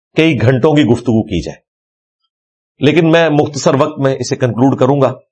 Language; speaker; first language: Urdu; non-native, local second language; Punjabi